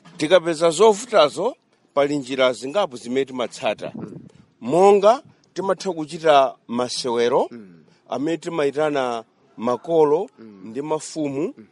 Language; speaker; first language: Nyanja; native; Nyanja